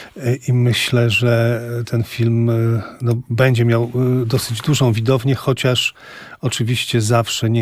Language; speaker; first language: Polish; native; Polish